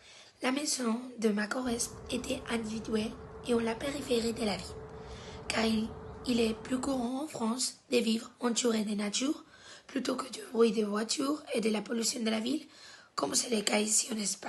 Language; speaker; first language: French; non-native, fluent; Spanish